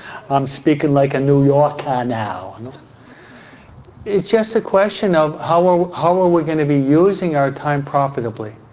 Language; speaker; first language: English; native; English